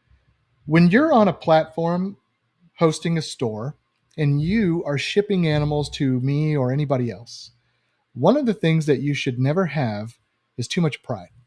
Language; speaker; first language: English; native; English